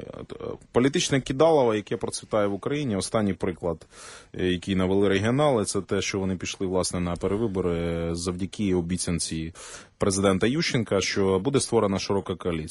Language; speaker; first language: Ukrainian; native; Ukrainian